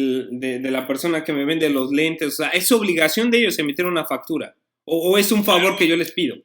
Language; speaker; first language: Spanish; native; Spanish